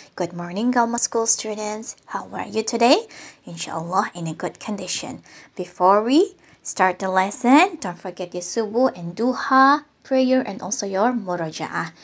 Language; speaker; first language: English; non-native, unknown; Indonesian